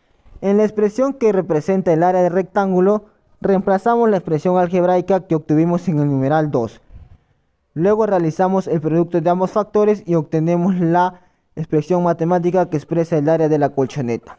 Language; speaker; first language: Spanish; native; Spanish